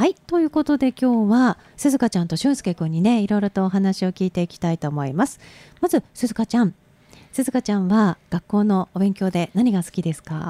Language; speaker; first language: Japanese; native; Japanese